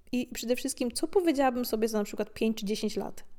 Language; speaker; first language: Polish; native; Polish